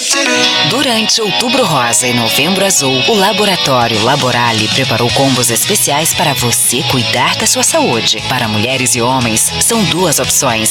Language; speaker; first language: Portuguese; native; Portuguese